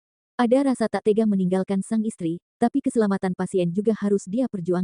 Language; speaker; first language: Indonesian; native; Indonesian